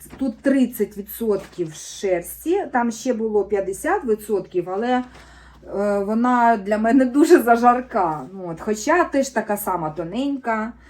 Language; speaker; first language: Ukrainian; native; Ukrainian